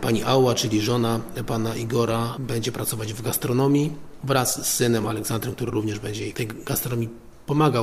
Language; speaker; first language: Polish; native; Polish